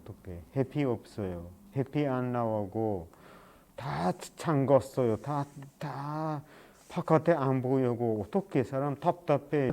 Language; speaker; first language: Korean; non-native, learner; Persian